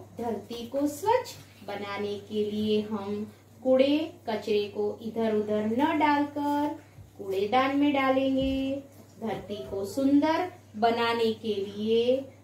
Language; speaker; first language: Hindi; non-native, local second language; Gujarati